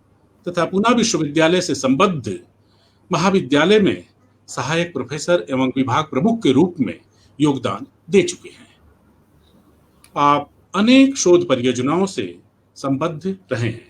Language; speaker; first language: Hindi; native; Hindi